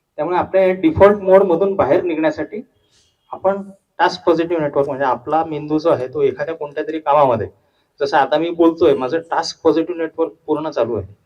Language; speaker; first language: Marathi; non-native, local second language; Hindi